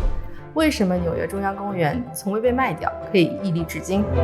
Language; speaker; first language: Chinese; native; Chinese